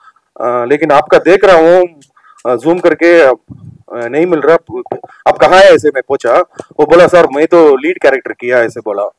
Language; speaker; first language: Hindi; non-native, local second language; Telugu